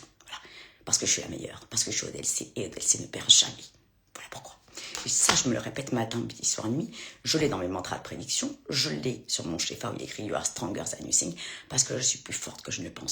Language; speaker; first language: French; native; French